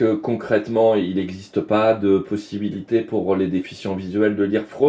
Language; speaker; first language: French; native; French